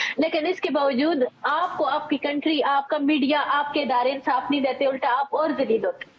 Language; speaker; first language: Urdu; non-native, local second language; Pashto